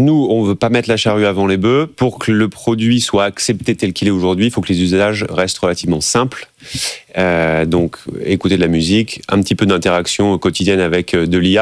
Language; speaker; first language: French; native; French